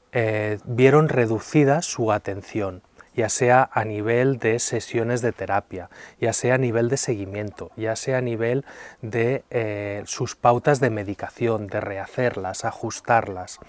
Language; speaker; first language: Spanish; native; Spanish